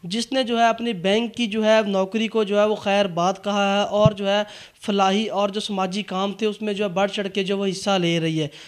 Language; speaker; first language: Urdu; non-native, local second language; Punjabi